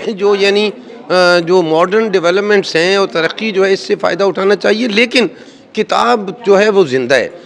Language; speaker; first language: Urdu; native; Urdu